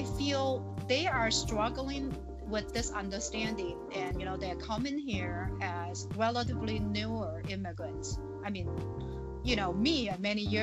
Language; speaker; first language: English; non-native, fluent; Chinese